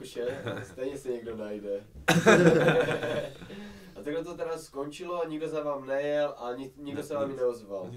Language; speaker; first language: Czech; native; Czech